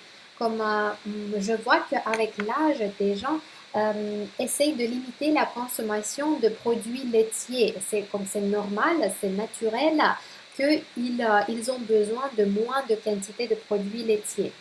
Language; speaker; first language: French; non-native, fluent; Russian